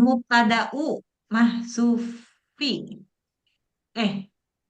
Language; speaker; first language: Arabic; non-native, learner; Indonesian